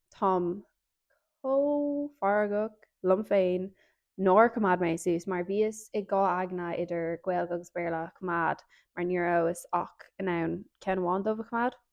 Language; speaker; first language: Irish; non-native, local second language; English